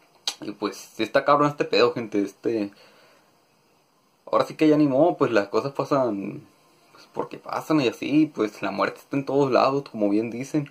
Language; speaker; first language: Spanish; native; Spanish